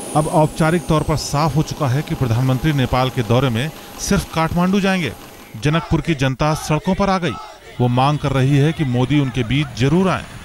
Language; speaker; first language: Hindi; native; Hindi